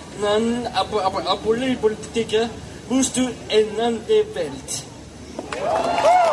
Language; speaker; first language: German; non-native, learner; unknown